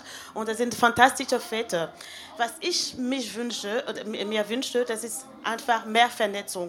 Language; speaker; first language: German; non-native, fluent; French